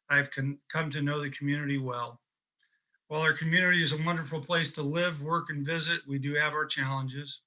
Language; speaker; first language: English; native; English